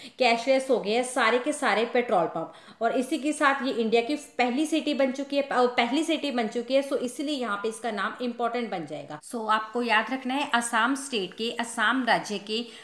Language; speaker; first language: Hindi; non-native, local second language; Punjabi